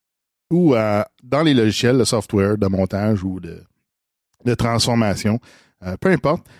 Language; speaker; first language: French; native; French